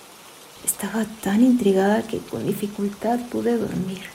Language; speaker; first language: Spanish; native; Spanish